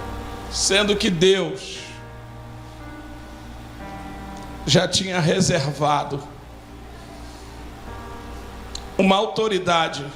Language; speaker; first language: Portuguese; native; Portuguese